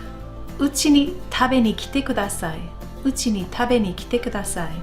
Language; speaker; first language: Japanese; non-native, fluent; English